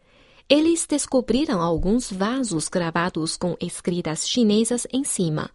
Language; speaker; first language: Portuguese; non-native, fluent; Chinese